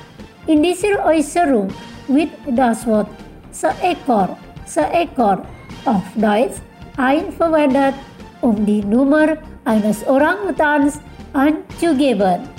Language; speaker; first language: German; non-native, fluent; Indonesian